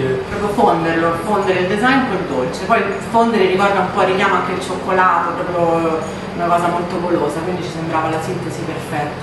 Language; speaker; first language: Italian; native; Italian